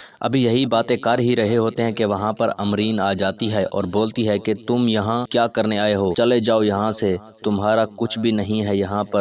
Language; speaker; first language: Urdu; native; Urdu